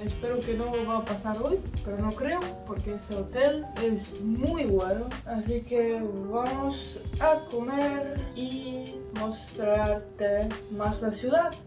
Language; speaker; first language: Spanish; non-native, fluent; Estonian